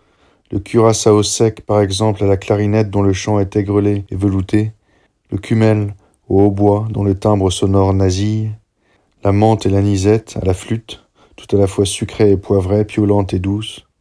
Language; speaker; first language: French; native; French